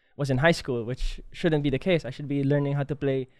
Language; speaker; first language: English; non-native, local second language; Filipino